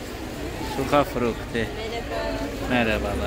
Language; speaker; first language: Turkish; non-native, learner; Russian